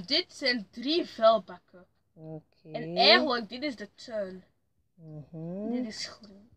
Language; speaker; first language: Dutch; early bilingual, other home language; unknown